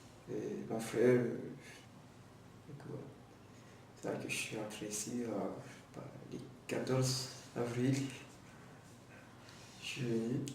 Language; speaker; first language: French; non-native, local second language; Comorian